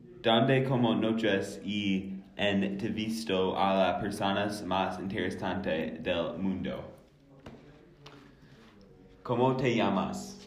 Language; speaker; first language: Spanish; non-native, learner; English